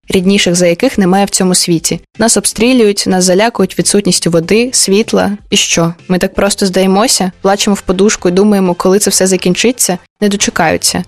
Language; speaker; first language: Ukrainian; native; Ukrainian